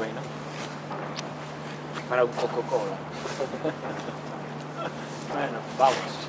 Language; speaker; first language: Spanish; non-native, learner; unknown